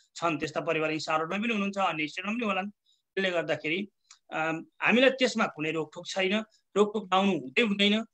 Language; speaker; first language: Nepali; native; Nepali